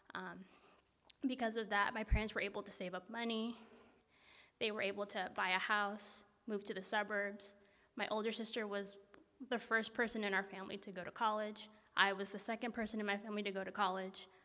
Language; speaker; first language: English; native; English